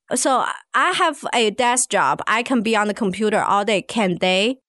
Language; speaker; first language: English; non-native, fluent; Chinese